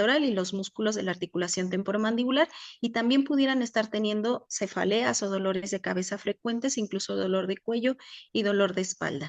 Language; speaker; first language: Spanish; native; Spanish